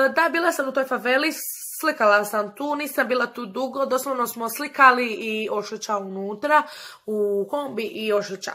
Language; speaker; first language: Croatian; early bilingual, other home language; Portuguese